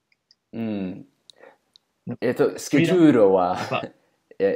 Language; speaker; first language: Japanese; non-native, learner; English